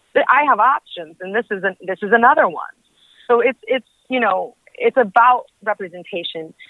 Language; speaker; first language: English; early bilingual, other home language; Spanish